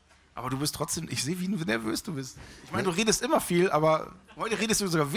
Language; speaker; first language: German; native; German